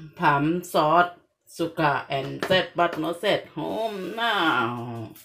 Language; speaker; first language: English; non-native, learner; Thai